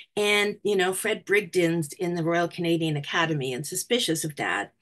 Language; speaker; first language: English; native; English